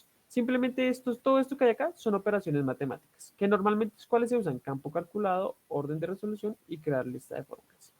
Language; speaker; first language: Spanish; native; Spanish